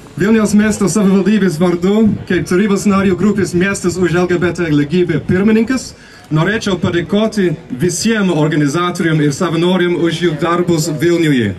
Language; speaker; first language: Lithuanian; non-native, fluent; English